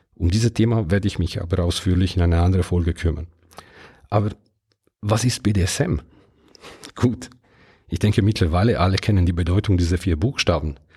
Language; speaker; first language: German; non-native, local second language; Italian